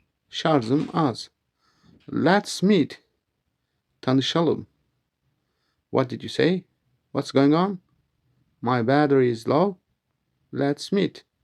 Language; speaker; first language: English; non-native, learner; Turkish